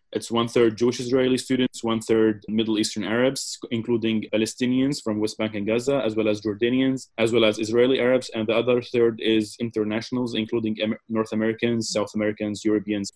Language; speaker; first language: English; non-native, fluent; Arabic